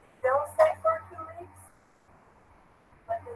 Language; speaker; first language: English; non-native, learner; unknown